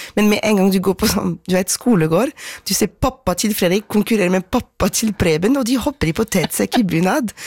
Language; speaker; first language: Norwegian; non-native, fluent; French